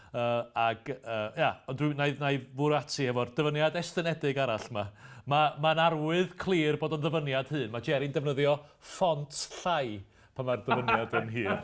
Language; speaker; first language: Welsh; native; Welsh